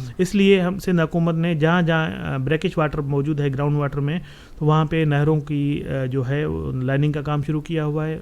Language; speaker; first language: Urdu; non-native, local second language; Sindhi